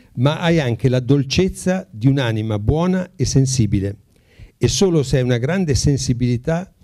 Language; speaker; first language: Italian; native; Italian